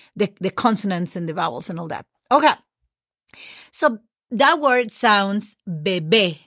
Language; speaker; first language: English; non-native, fluent; Spanish